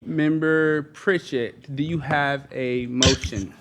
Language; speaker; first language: English; native; English